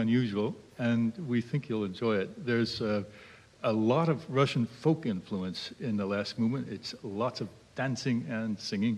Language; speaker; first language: English; native; English